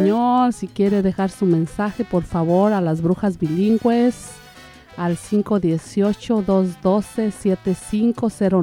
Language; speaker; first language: Spanish; native; Spanish